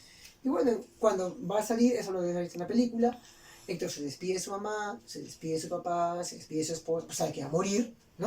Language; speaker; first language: Spanish; native; Spanish